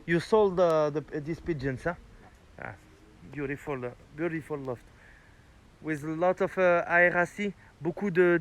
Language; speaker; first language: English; non-native, learner; French